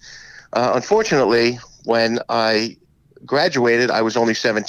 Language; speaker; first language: English; native; English